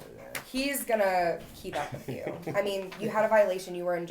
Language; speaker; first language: English; native; English